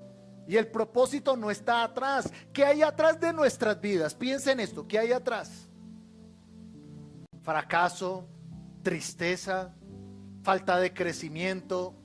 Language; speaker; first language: Spanish; native; Spanish